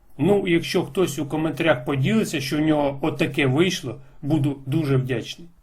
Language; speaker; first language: Ukrainian; non-native, local second language; Russian